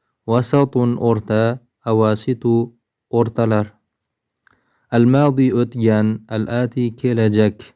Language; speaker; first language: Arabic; non-native, fluent; Uzbek